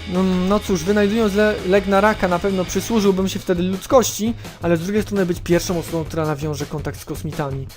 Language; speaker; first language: Polish; native; Polish